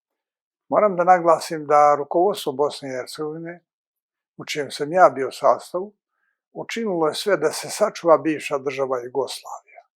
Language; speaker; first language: Bosnian; native; Bosnian